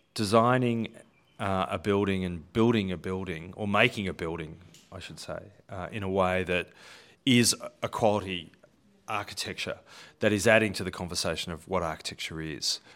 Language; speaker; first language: English; native; English